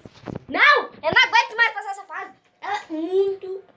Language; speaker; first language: Portuguese; native; Portuguese